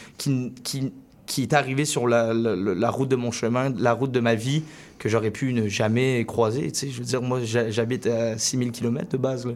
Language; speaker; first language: French; native; French